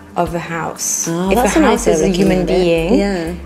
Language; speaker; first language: English; non-native, fluent; French